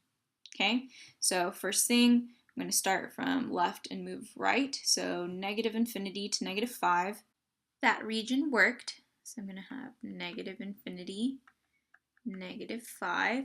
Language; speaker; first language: English; native; English